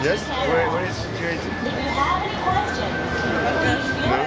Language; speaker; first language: English; non-native, learner; Kabyle